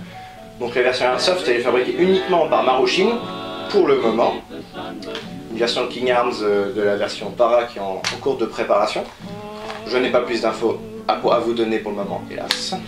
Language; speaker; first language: French; native; French